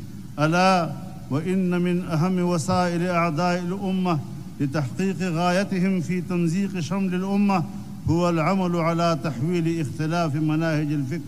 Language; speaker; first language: Arabic; non-native, fluent; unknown